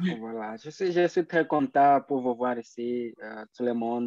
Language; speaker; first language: French; non-native, fluent; Portuguese